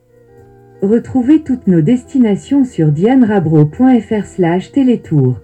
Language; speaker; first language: French; native; French